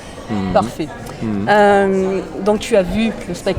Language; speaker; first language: French; native; French